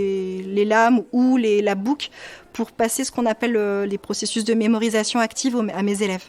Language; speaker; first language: French; native; French